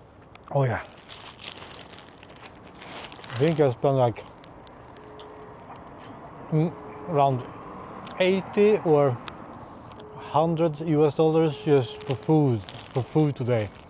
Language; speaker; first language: English; non-native, fluent; Swedish